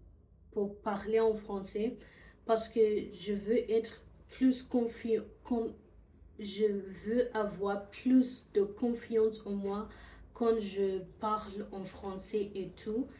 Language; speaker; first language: French; non-native, learner; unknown